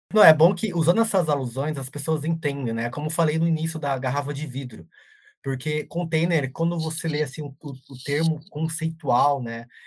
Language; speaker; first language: Portuguese; native; Portuguese